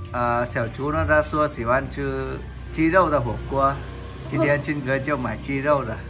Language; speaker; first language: Chinese; non-native, fluent; Vietnamese